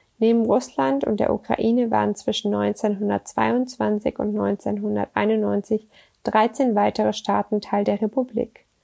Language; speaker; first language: German; native; German